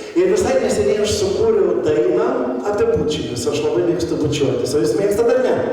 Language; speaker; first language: Lithuanian; native; Lithuanian